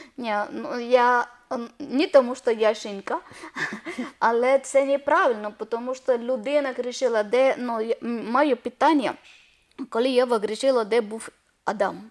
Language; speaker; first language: Ukrainian; non-native, learner; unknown